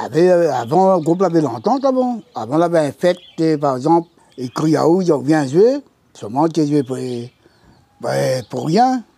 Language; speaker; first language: French; non-native, local second language; Réunion Creole French